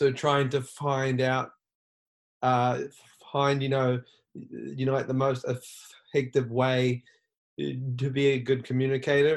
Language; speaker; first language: English; native; English